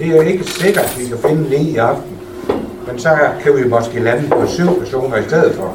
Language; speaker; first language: Danish; native; Danish